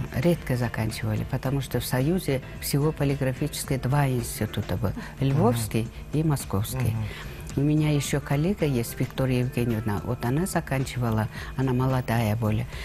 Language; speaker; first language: Russian; non-native, local second language; Kazakh